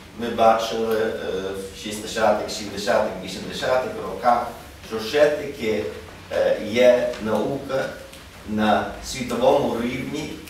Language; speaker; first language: Ukrainian; early bilingual, heritage; English